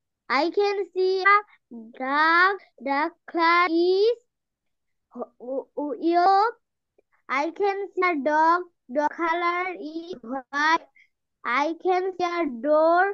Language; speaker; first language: English; non-native, learner; Bangla